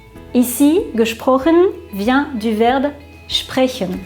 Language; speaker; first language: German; non-native, fluent; French